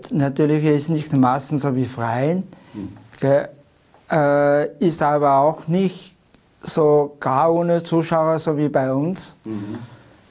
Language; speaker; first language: German; non-native, learner; Chinese